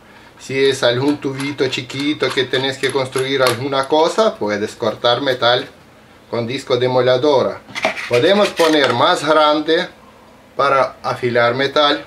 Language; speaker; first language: Spanish; non-native, learner; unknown